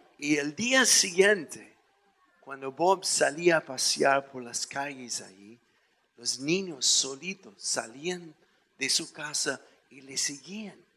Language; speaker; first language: Spanish; non-native, fluent; English